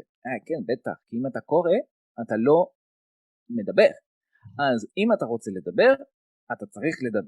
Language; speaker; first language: Hebrew; non-native, fluent; French